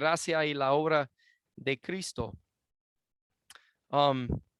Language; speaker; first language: Spanish; non-native, fluent; English